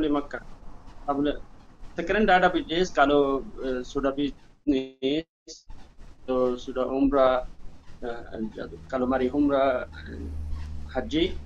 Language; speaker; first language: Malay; non-native, learner; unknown